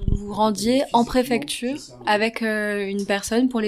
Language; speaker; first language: French; native; French